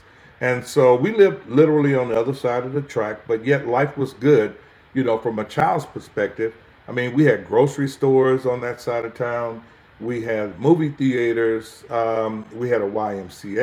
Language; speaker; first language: English; native; English